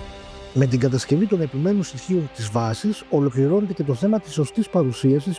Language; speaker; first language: Greek; native; Greek